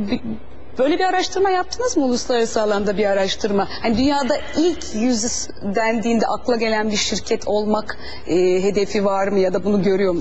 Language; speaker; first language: Turkish; native; Turkish